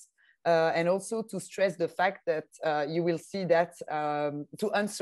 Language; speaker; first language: English; non-native, fluent; French